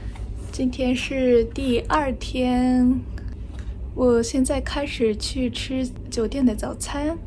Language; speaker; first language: Chinese; non-native, learner; Japanese